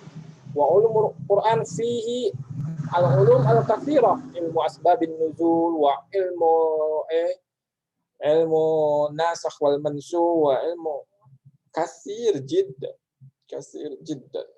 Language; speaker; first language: Arabic; non-native, fluent; Indonesian